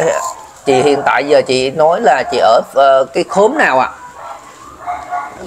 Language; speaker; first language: Vietnamese; native; Vietnamese